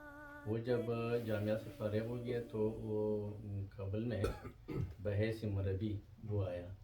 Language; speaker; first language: Hindi; non-native, fluent; Pashto